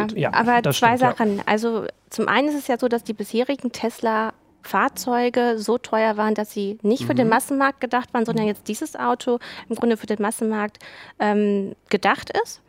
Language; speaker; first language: German; native; German